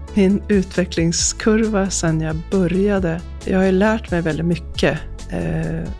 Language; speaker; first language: Swedish; native; Swedish